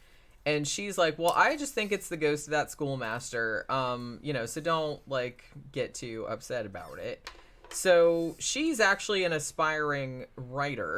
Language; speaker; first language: English; native; English